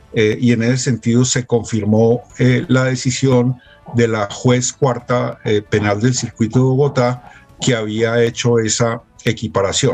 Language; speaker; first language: Spanish; native; Spanish